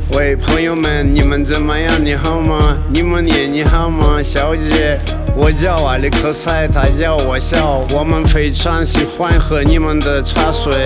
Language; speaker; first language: Chinese; non-native, learner; Russian